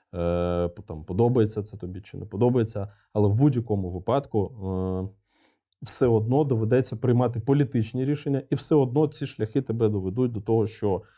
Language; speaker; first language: Ukrainian; non-native, local second language; Russian